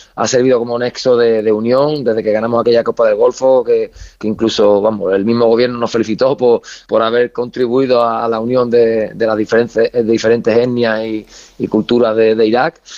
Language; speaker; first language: Spanish; native; Spanish